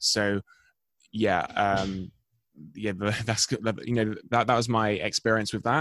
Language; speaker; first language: English; native; English